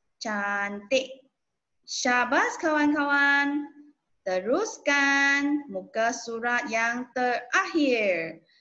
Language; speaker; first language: Malay; non-native, local second language; Chinese